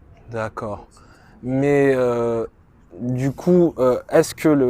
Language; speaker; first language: French; native; French